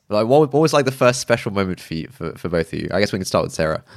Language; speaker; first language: English; early bilingual, other home language; Urdu